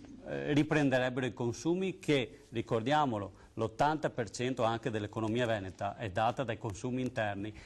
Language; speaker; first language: Italian; native; Italian